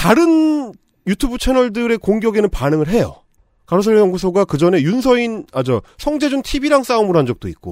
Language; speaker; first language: Korean; native; Korean